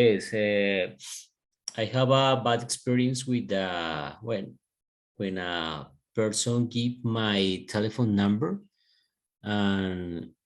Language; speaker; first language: English; non-native, learner; Spanish